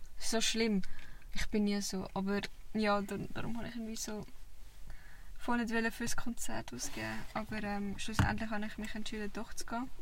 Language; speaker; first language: German; early bilingual, other home language; Vietnamese